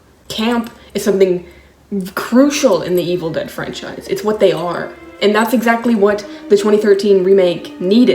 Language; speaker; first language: English; native; English